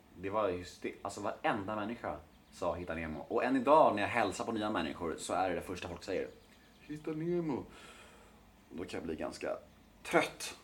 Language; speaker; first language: Swedish; native; Swedish